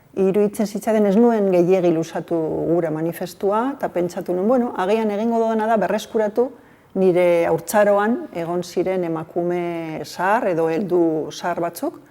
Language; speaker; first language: Basque; non-native, local second language; Spanish